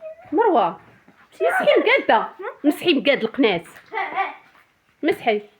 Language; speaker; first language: Arabic; native; Arabic